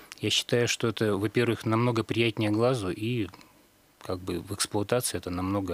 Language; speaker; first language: Russian; native; Russian